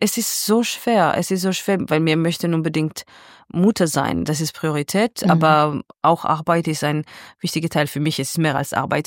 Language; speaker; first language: German; non-native, fluent; Georgian